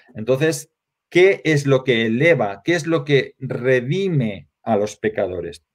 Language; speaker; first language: Spanish; native; Spanish